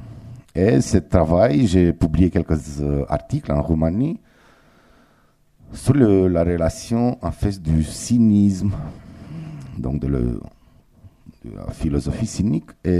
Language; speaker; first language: French; non-native, fluent; Romanian